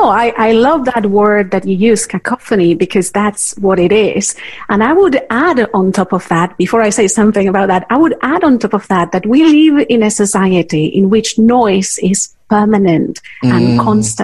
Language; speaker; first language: English; non-native, fluent; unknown